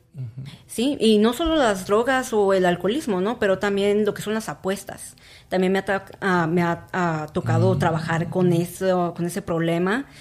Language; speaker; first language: Spanish; early bilingual, heritage; Spanish